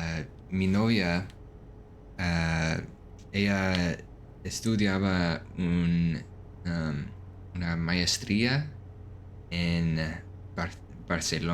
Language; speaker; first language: Spanish; non-native, learner; English